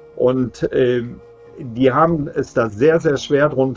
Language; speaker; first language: German; native; German